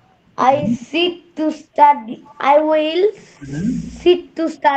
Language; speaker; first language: English; non-native, learner; Bangla